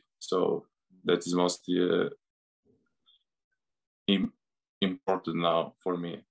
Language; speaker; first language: English; non-native, learner; Serbian